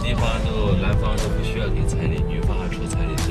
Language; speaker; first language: Chinese; native; Chinese